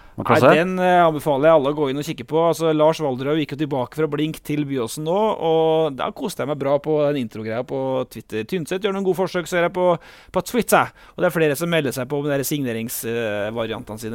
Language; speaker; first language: Norwegian; native; Norwegian